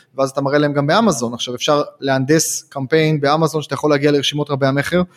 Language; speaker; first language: Hebrew; native; Hebrew